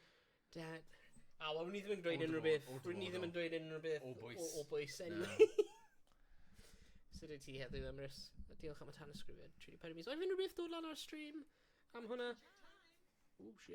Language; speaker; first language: Welsh; native; Welsh